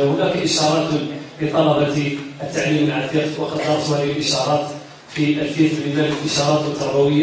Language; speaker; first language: Arabic; native; Arabic